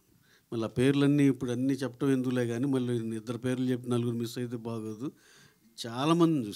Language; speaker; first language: Telugu; native; Telugu